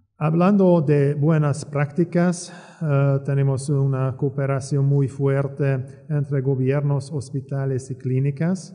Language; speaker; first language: Spanish; non-native, fluent; Hungarian